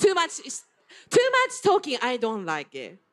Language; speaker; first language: English; non-native, learner; Japanese